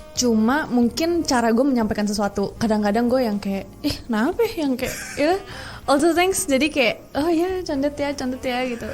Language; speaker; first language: Indonesian; native; Indonesian